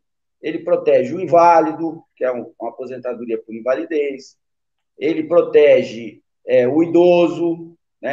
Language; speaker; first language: Portuguese; native; Portuguese